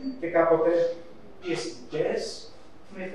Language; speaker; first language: Greek; native; Greek